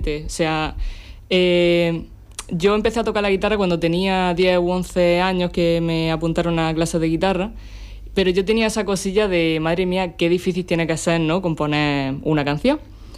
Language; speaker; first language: Spanish; native; Spanish